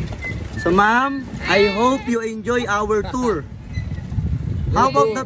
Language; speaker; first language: English; non-native, learner; Filipino